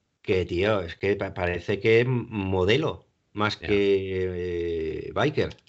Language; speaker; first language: Spanish; native; Spanish